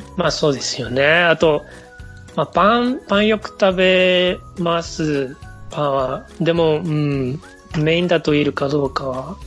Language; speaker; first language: Japanese; non-native, fluent; Spanish